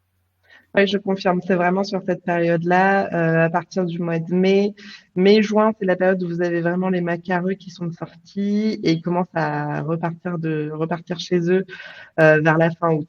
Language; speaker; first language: French; native; French